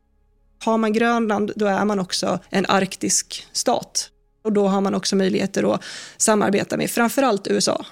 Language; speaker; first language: Swedish; native; Swedish